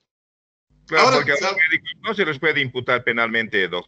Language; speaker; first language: Spanish; native; Spanish